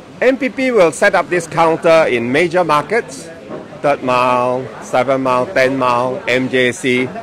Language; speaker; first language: English; non-native, local second language; Chinese